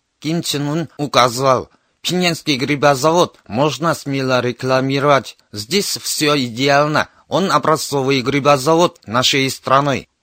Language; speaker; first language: Russian; non-native, fluent; Korean